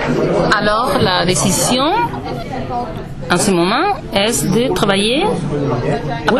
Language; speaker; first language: French; non-native, learner; Spanish